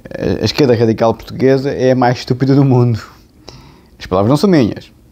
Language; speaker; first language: Portuguese; native; Portuguese